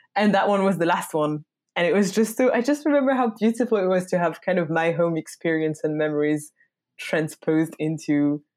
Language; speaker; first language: English; non-native, fluent; French